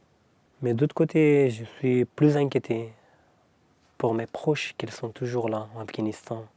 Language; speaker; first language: French; non-native, learner; Persian